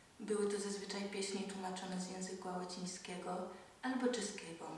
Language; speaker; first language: Polish; native; Polish